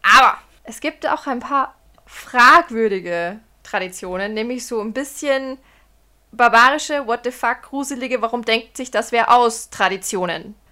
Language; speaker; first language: German; early bilingual, other home language; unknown